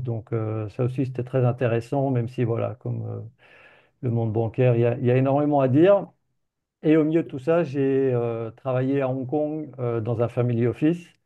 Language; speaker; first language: French; native; French